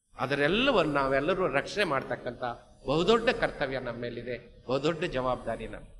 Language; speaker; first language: Kannada; non-native, local second language; Telugu